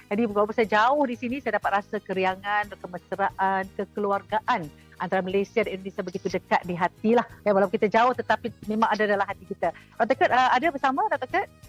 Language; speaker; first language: Malay; native; Malay